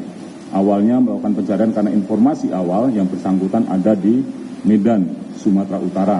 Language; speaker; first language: Indonesian; native; Indonesian